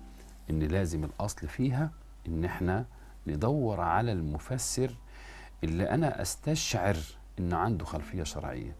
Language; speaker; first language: Arabic; native; Arabic